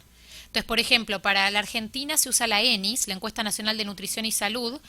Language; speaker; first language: Spanish; native; Spanish